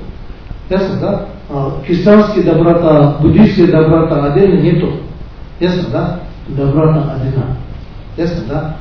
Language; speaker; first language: Russian; non-native, learner; Tibetan